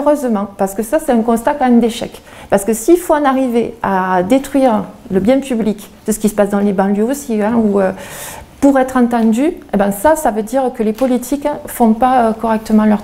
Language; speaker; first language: French; native; French